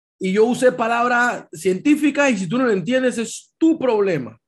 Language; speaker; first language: Spanish; native; Spanish